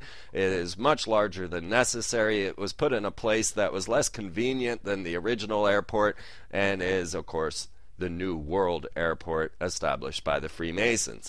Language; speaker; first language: English; native; English